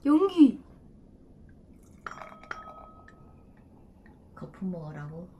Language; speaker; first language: Korean; early bilingual, other home language; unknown